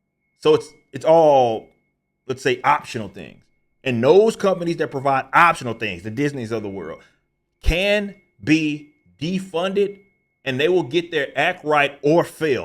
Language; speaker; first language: English; native; English